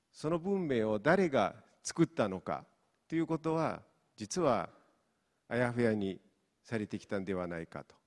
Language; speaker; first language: Japanese; non-native, fluent; Mongolian